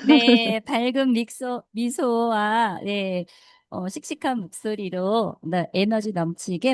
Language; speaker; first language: Korean; native; Korean